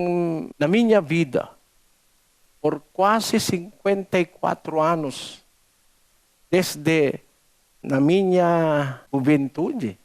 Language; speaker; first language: Portuguese; non-native, learner; Filipino